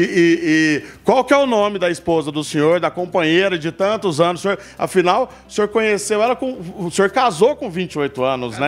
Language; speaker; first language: Portuguese; native; Portuguese